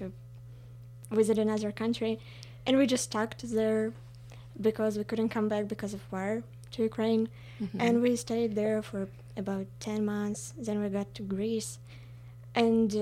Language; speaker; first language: English; non-native, fluent; Ukrainian